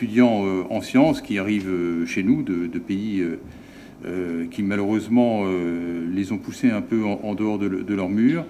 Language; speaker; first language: French; native; French